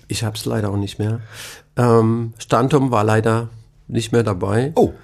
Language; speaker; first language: German; native; German